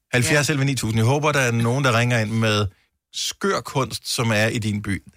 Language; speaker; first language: Danish; native; Danish